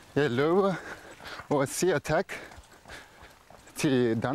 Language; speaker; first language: Danish; non-native, learner; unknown